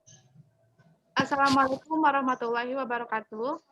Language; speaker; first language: Indonesian; native; Indonesian